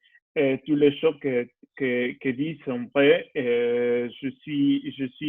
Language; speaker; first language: French; non-native, learner; Spanish